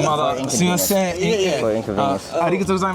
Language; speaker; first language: Japanese; non-native, learner; English